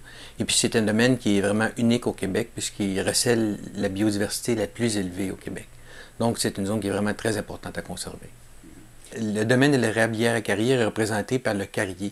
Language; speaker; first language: French; native; French